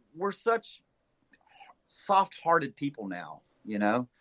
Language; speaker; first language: English; native; English